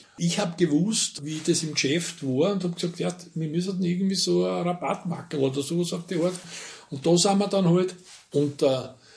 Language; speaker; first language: German; native; German